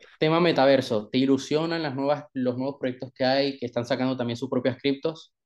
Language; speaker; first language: Spanish; native; Spanish